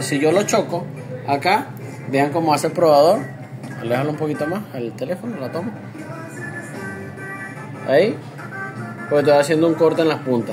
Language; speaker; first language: Spanish; native; Spanish